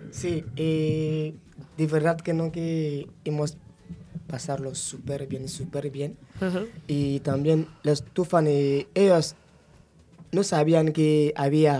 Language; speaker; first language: Spanish; non-native, fluent; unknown